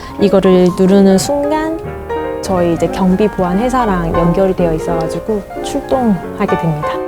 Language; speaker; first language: Korean; native; Korean